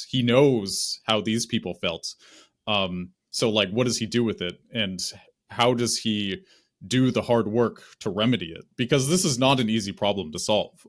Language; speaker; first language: English; native; English